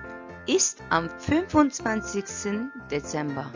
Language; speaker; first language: German; non-native, fluent; Turkish